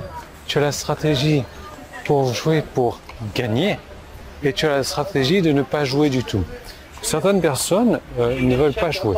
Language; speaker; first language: French; native; French